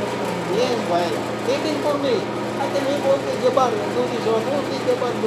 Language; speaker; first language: English; non-native, local second language; Filipino